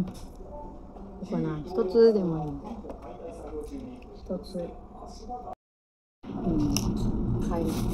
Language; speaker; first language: Japanese; non-native, learner; Filipino